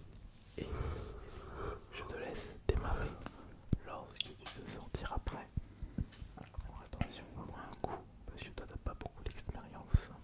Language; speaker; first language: French; native; French